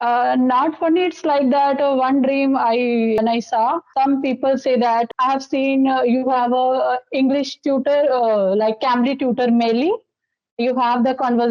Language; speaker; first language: English; non-native, local second language; Dogri